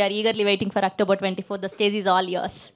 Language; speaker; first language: Telugu; native; Telugu